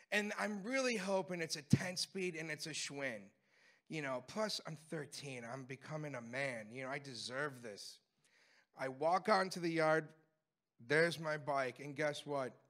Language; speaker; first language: English; native; English